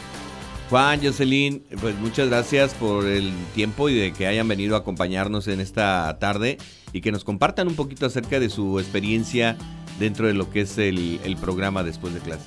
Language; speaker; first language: Spanish; native; Spanish